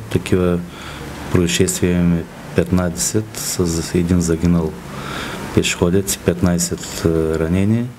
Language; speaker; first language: Bulgarian; native; Bulgarian